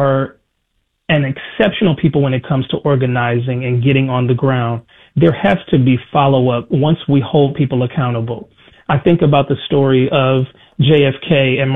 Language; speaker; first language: English; native; English